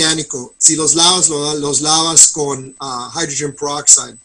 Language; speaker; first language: Spanish; non-native, fluent; English